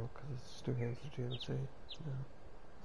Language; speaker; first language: English; native; English